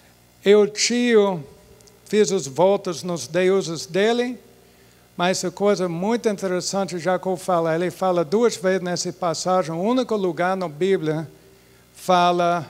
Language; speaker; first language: Portuguese; non-native, fluent; English